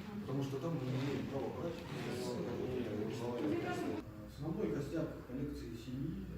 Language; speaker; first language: Russian; native; Russian